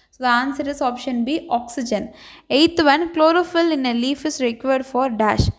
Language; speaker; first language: English; non-native, local second language; Tamil